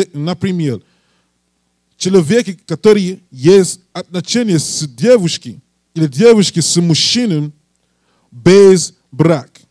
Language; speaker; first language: Russian; non-native, learner; English